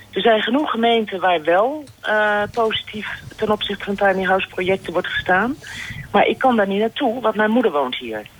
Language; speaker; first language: Dutch; native; Dutch